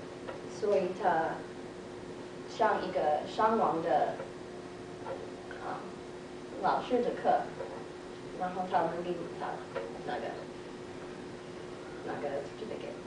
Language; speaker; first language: Chinese; non-native, learner; English